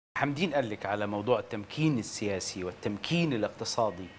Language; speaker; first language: Arabic; native; Arabic